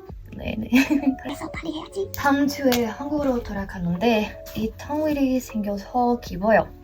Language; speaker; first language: Korean; non-native, learner; Portuguese